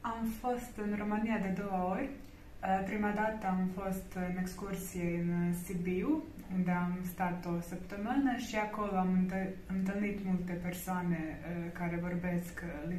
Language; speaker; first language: Romanian; non-native, learner; Croatian